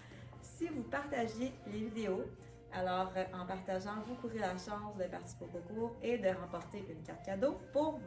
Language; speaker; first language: French; native; French